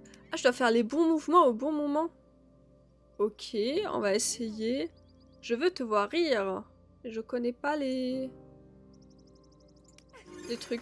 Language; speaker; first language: French; native; French